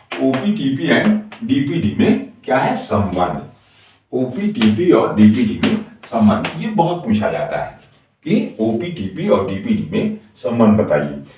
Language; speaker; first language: Hindi; native; Hindi